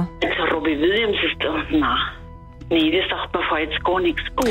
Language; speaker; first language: German; native; German